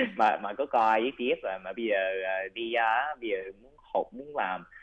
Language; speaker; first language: Vietnamese; early bilingual, heritage; Vietnamese